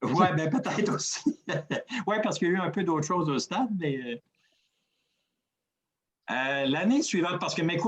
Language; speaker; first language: French; native; French